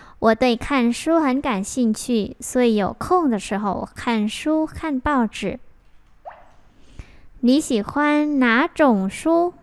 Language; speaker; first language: Chinese; non-native, fluent; Vietnamese